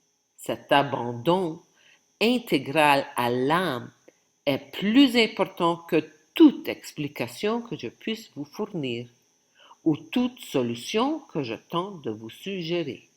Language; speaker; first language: French; native; French